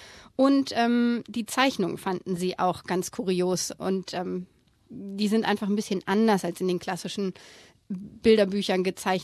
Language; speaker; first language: German; native; German